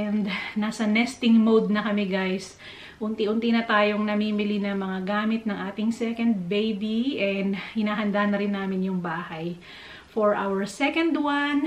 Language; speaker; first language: Filipino; native; Filipino